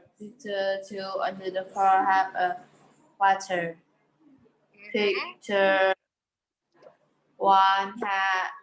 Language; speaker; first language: English; non-native, learner; Vietnamese